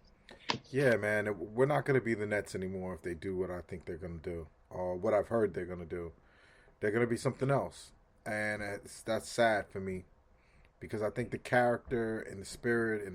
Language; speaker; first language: English; native; English